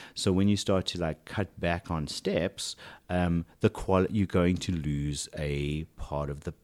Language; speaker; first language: English; native; English